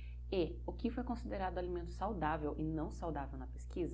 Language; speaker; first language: Portuguese; native; Portuguese